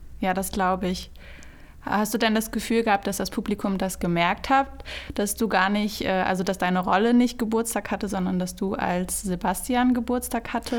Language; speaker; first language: German; native; German